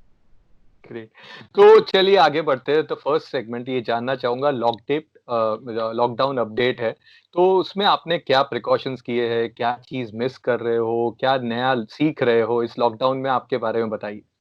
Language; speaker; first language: Hindi; native; Hindi